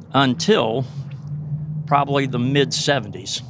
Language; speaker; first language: English; native; English